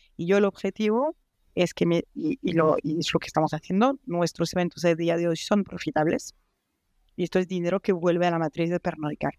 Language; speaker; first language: Spanish; non-native, fluent; French